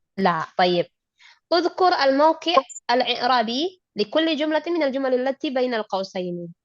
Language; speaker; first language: Arabic; non-native, fluent; Indonesian